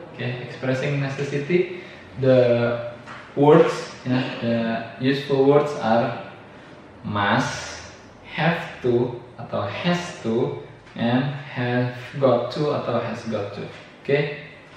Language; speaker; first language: English; non-native, fluent; Indonesian